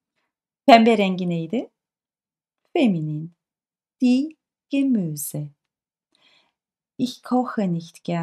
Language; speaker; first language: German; non-native, fluent; Turkish